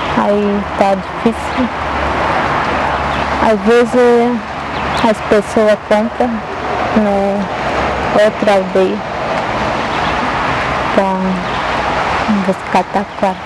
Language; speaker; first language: Portuguese; non-native, local second language; Guarani